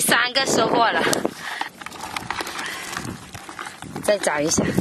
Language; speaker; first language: Chinese; native; Chinese